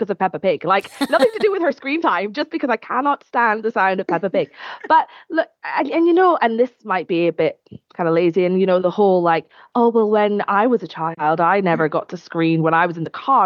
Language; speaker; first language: English; native; English